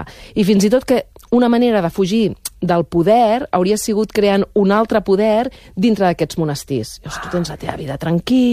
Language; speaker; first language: Catalan; native; Catalan